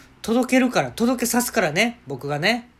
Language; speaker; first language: Japanese; native; Japanese